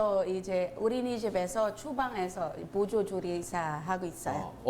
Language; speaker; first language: Korean; non-native, learner; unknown